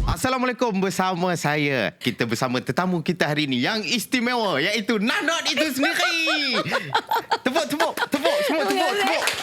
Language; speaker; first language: Malay; native; Malay